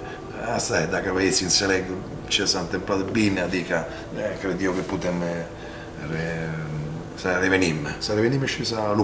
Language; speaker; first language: Romanian; non-native, fluent; Italian